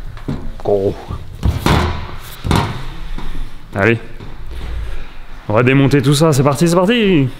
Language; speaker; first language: French; native; French